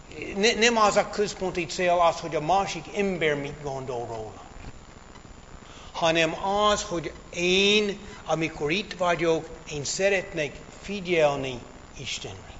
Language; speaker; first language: Hungarian; non-native, fluent; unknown